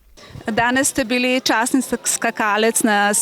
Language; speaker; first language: Slovenian; native; Slovenian